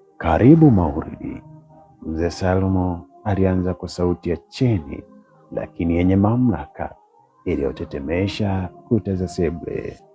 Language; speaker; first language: Swahili; native; Swahili